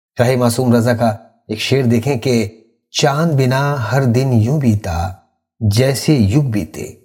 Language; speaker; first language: Urdu; native; Urdu